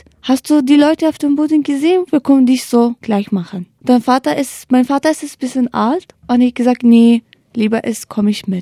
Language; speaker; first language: German; non-native, learner; Kurdish